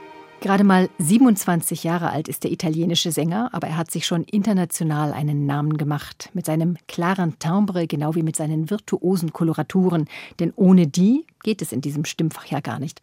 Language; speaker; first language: German; native; German